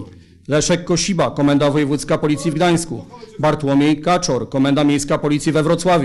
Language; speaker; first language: Polish; native; Polish